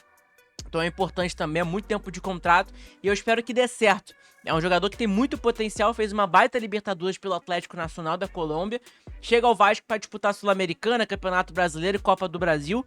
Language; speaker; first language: Portuguese; native; Portuguese